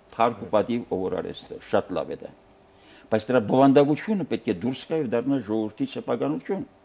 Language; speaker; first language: Armenian; native; Armenian